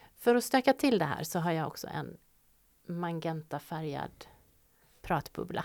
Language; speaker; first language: Swedish; native; Swedish